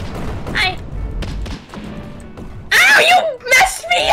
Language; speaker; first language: English; native; English